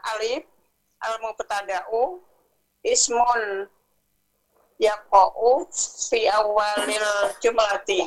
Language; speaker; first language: Arabic; non-native, learner; Indonesian